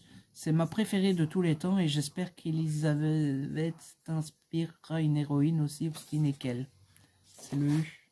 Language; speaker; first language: French; native; French